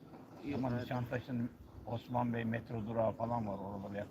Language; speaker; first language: Turkish; native; Turkish